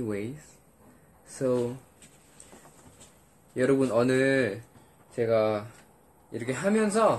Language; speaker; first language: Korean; non-native, fluent; Indonesian